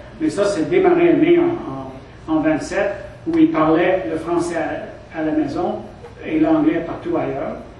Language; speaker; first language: French; non-native, local second language; English